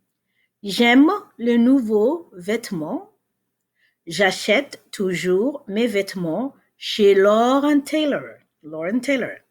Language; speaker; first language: French; non-native, fluent; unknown